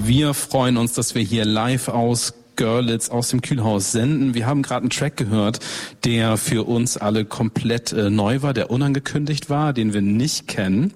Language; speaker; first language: German; native; German